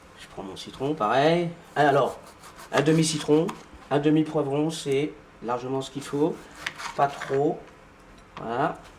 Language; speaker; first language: French; native; French